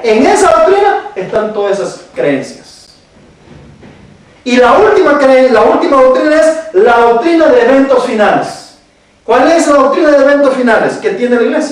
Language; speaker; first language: Spanish; native; Spanish